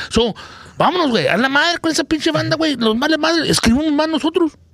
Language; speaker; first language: Spanish; early bilingual, other home language; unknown